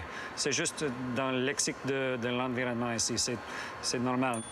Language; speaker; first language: French; non-native, fluent; English